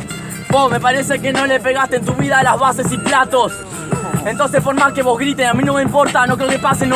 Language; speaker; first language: Spanish; native; Spanish